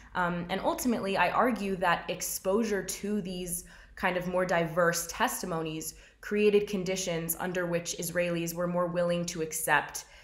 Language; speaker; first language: English; native; English